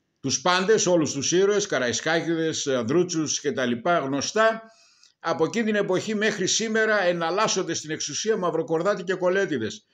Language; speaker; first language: Greek; native; Greek